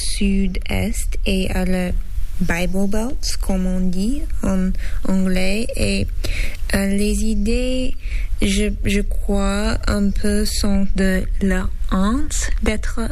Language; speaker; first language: French; non-native, learner; English